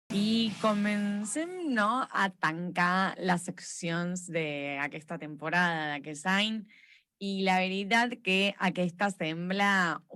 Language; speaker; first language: Catalan; non-native, local second language; Spanish